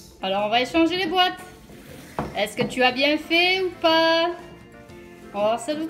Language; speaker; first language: French; native; French